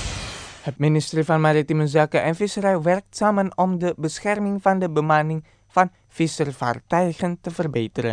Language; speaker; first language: Dutch; non-native, fluent; Indonesian